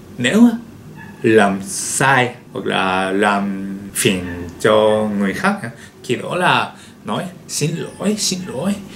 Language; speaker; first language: Vietnamese; non-native, learner; Japanese